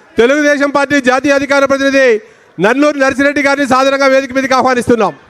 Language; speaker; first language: Telugu; native; Telugu